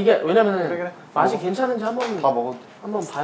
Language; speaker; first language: Korean; native; Korean